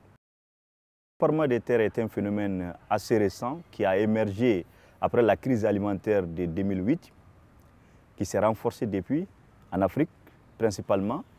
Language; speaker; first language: French; non-native, local second language; Bambara